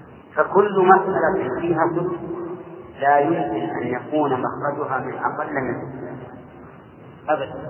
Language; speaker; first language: Arabic; native; Arabic